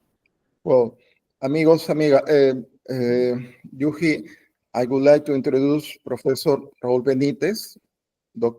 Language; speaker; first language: English; non-native, learner; Spanish